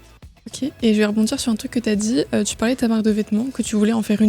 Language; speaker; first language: French; native; French